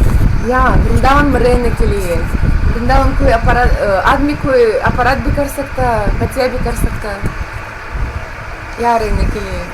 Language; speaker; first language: Hindi; non-native, fluent; Russian